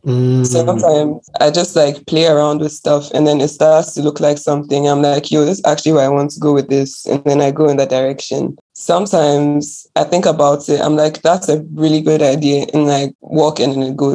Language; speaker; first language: English; non-native, local second language; Akan